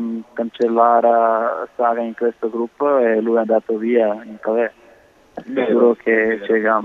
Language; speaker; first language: Italian; non-native, learner; Croatian